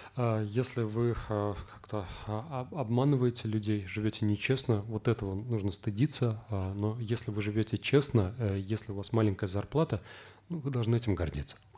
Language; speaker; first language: Russian; native; Russian